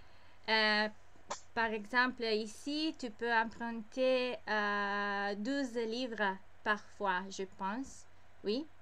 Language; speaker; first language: French; non-native, learner; English